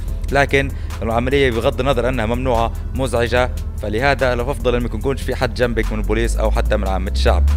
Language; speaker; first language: Arabic; native; Arabic